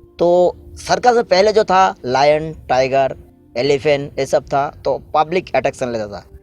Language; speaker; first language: Hindi; non-native, local second language; Bangla